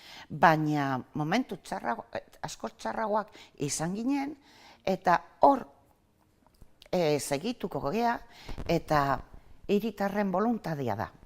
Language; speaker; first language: Basque; non-native, local second language; Spanish